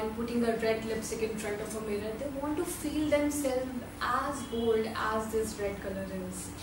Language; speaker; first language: English; non-native, local second language; Hindi